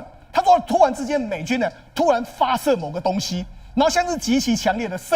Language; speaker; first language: Chinese; native; Chinese